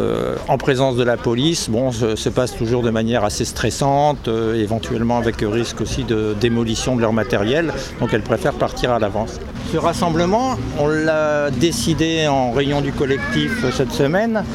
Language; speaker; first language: French; native; French